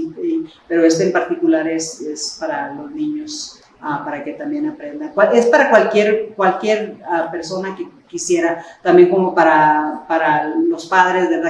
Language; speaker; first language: Spanish; early bilingual, other home language; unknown